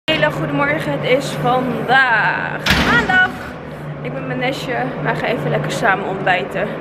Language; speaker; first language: Dutch; native; Dutch